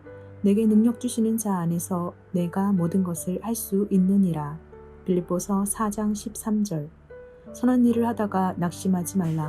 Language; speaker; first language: Korean; native; Korean